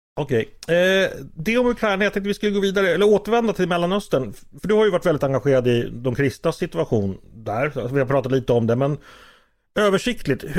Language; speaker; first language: Swedish; native; Swedish